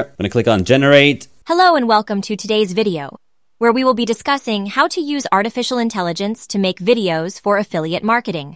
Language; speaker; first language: English; non-native, fluent; Norwegian